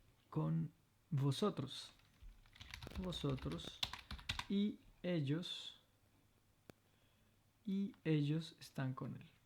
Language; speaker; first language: Spanish; non-native, fluent; French